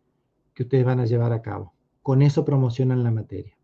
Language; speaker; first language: Spanish; native; Spanish